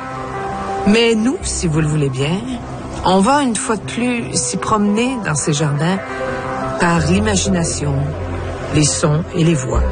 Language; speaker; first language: French; native; French